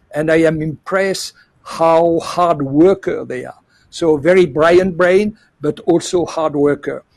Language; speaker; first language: English; non-native, fluent; French